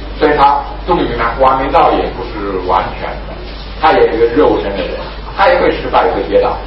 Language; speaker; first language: Chinese; native; Chinese